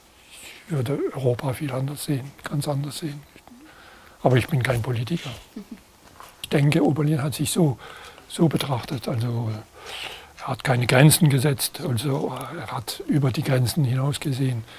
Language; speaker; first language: German; non-native, fluent; French